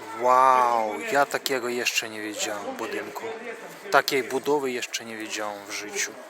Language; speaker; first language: Polish; non-native, fluent; Russian